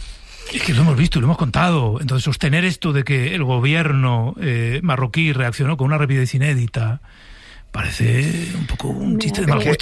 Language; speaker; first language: Spanish; native; Spanish